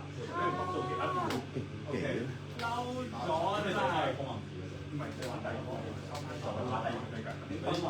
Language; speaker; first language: Cantonese; native; Cantonese